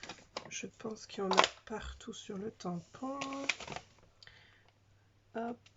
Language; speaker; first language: French; native; French